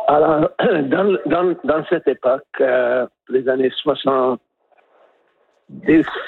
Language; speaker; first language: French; non-native, learner; English